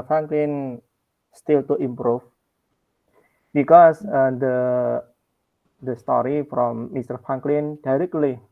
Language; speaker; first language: English; non-native, learner; Indonesian